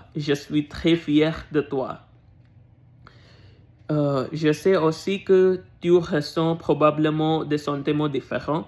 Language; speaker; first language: French; non-native, learner; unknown